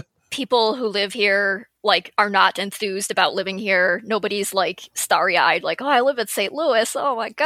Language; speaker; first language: English; native; English